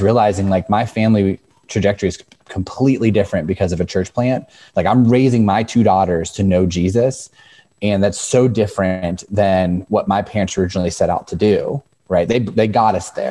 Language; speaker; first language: English; native; English